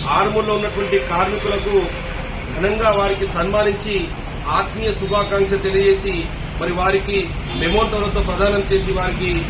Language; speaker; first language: Telugu; native; Telugu